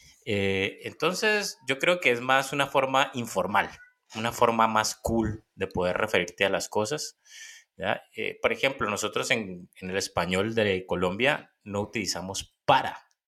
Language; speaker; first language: Spanish; native; Spanish